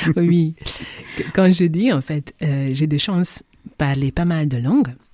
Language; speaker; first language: French; non-native, fluent; Hungarian